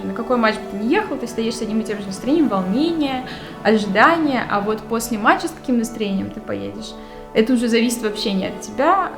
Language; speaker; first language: Russian; native; Russian